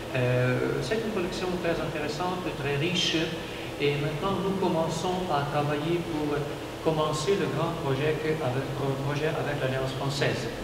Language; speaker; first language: French; non-native, learner; Ukrainian